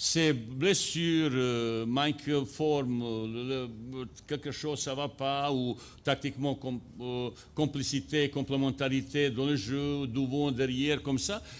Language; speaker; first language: French; non-native, fluent; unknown